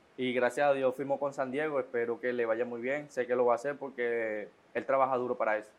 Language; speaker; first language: Spanish; native; Spanish